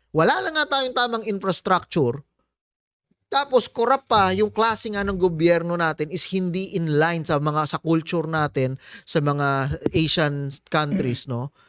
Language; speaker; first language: Filipino; native; Filipino